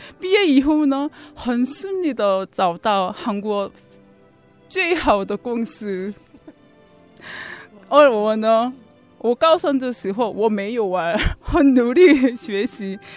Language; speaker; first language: Chinese; non-native, fluent; Korean